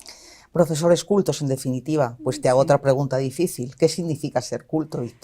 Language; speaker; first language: Spanish; native; Spanish